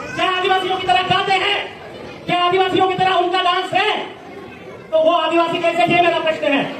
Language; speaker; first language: Hindi; non-native, local second language; Bhili